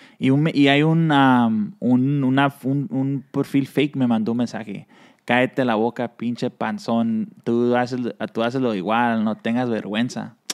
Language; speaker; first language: Spanish; early bilingual, heritage; Spanish